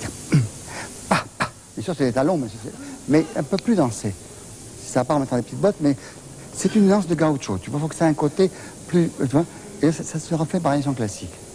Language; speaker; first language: French; native; French